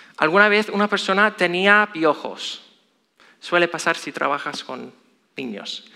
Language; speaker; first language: Spanish; non-native, fluent; English